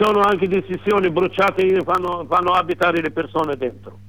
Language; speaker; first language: Italian; non-native, learner; Arabic